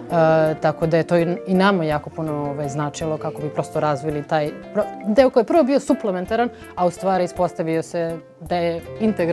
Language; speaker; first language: Bosnian; native; Bosnian